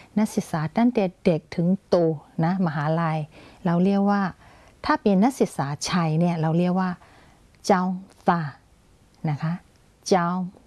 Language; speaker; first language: Thai; non-native, fluent; Burmese